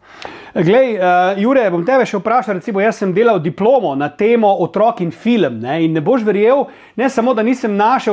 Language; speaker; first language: Slovenian; native; Slovenian